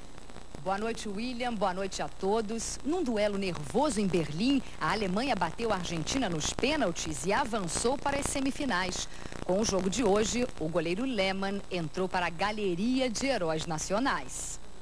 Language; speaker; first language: Portuguese; native; Portuguese